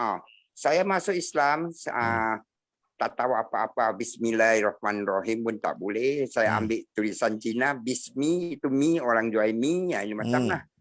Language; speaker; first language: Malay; non-native, local second language; Chinese